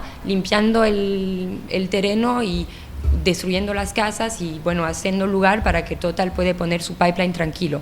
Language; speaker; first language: Spanish; non-native, fluent; French